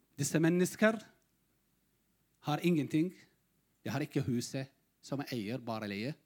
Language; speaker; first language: Norwegian; non-native, learner; Arabic